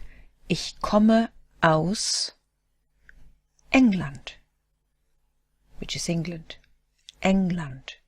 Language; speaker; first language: German; non-native, fluent; English